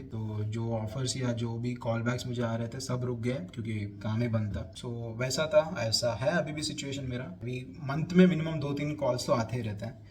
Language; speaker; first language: Hindi; non-native, local second language; Telugu